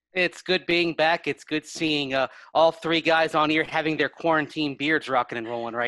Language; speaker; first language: English; native; English